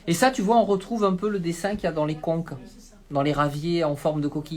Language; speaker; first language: French; native; French